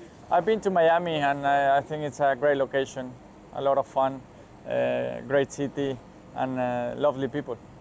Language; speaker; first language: English; non-native, fluent; Spanish